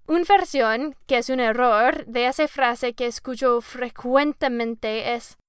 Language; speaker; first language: Spanish; non-native, learner; English